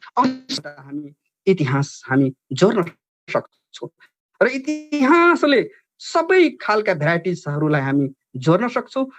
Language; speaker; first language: Nepali; non-native, local second language; Dangaura Tharu